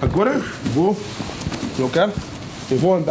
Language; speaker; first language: Portuguese; non-native, learner; English